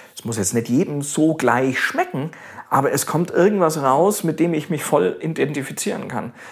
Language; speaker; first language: German; native; German